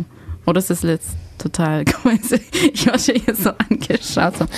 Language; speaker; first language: German; non-native, fluent; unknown